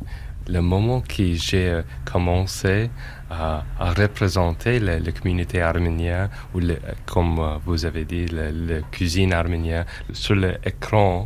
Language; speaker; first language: French; non-native, fluent; English